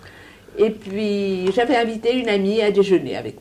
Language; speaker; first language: French; native; French